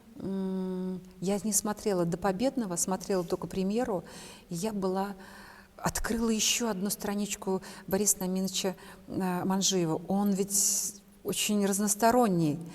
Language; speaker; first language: Russian; non-native, local second language; Chuvash